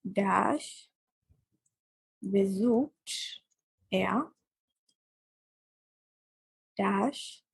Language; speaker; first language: German; non-native, fluent; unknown